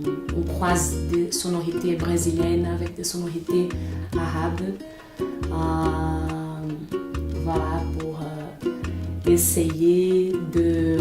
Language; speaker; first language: French; non-native, fluent; Portuguese